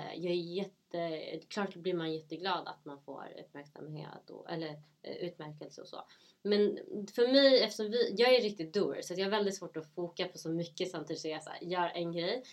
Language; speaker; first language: Swedish; early bilingual, other home language; Somali